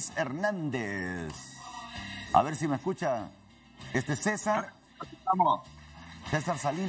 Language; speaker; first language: Spanish; native; Spanish